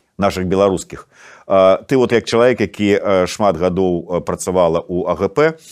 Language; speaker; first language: Belarusian; native; Belarusian